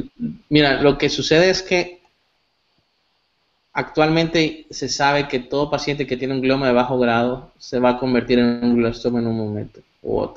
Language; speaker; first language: Spanish; native; Spanish